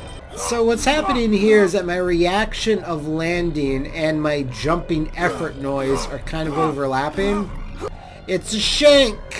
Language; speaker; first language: English; native; English